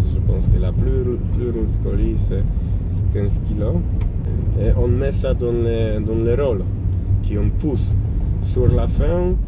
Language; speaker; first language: French; non-native, learner; Polish